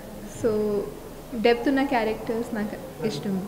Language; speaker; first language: Telugu; non-native, fluent; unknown